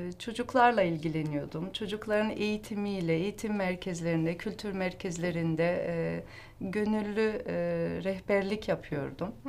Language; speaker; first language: Turkish; early bilingual, heritage; Turkish